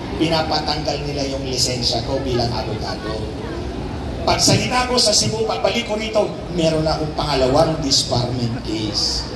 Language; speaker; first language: Filipino; non-native, local second language; Cebuano